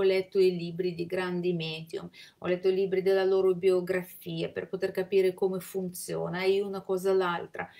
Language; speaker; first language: Italian; non-native, fluent; Russian